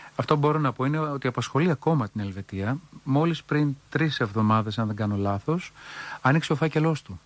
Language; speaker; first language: Greek; early bilingual, heritage; Greek